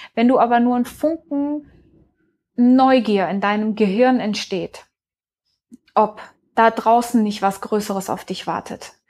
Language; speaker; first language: German; early bilingual, heritage; German